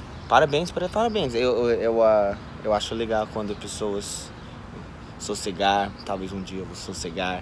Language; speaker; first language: Portuguese; non-native, fluent; English